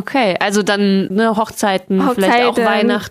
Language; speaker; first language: German; native; German